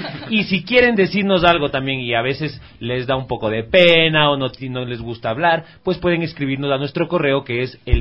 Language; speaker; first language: Spanish; native; Spanish